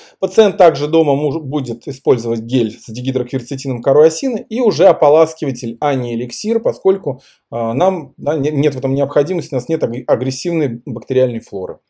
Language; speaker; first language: Russian; native; Russian